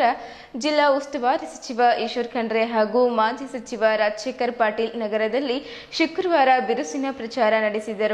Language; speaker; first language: Kannada; native; Kannada